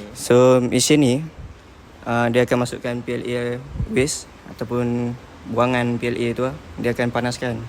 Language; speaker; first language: Malay; native; Malay